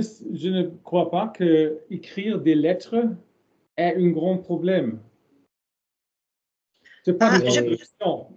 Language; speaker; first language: French; non-native, learner; German